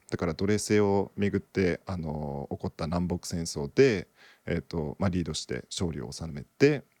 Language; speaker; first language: Japanese; native; Japanese